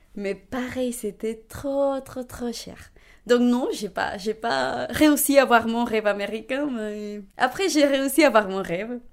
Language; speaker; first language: French; non-native, fluent; Spanish